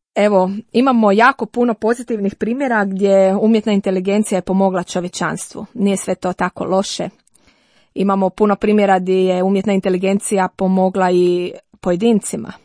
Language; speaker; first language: Croatian; native; Croatian